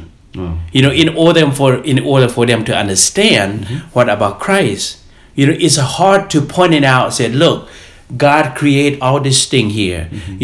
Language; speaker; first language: English; non-native, fluent; Lao